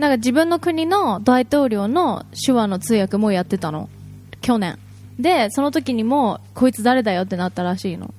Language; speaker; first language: Japanese; native; Japanese